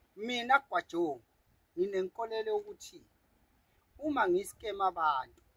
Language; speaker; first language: Zulu; native; Zulu